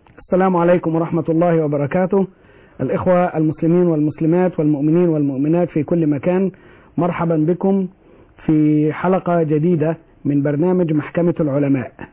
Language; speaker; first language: Arabic; native; Arabic